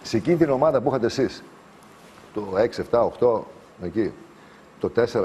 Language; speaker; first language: Greek; native; Greek